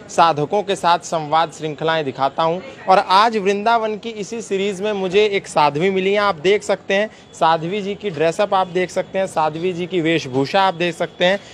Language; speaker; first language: Hindi; native; Hindi